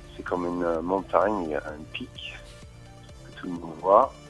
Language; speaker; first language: French; non-native, fluent; English